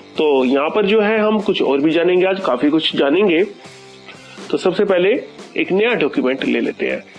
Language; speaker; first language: Hindi; native; Hindi